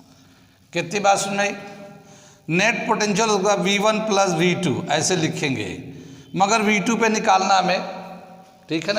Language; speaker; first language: Hindi; native; Hindi